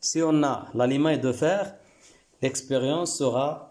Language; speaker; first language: French; non-native, local second language; Arabic